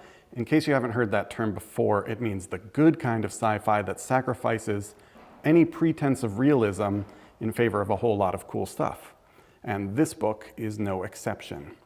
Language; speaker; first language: English; native; English